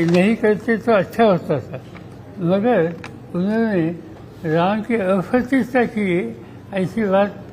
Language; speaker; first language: Hindi; non-native, local second language; Marathi